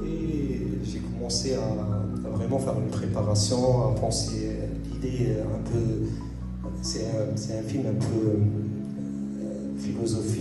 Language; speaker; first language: French; non-native, local second language; Arabic